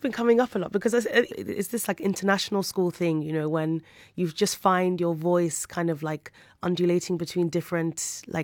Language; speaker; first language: English; native; English